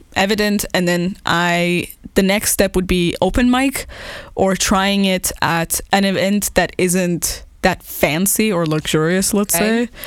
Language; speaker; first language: English; non-native, fluent; Persian